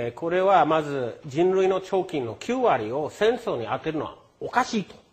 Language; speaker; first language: Japanese; non-native, fluent; English